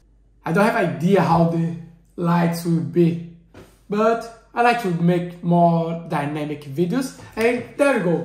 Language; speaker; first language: English; non-native, learner; Portuguese